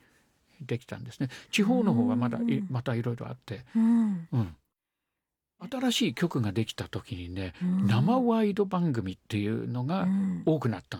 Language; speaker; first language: Japanese; non-native, fluent; English